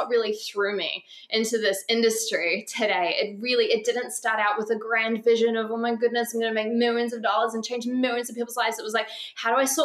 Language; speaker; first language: English; native; English